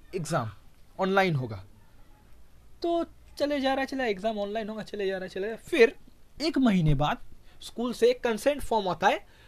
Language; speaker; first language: Hindi; non-native, local second language; Bangla